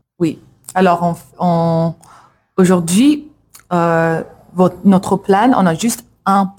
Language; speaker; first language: French; non-native, learner; English